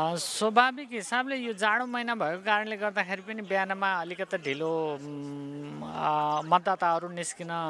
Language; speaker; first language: Nepali; native; Nepali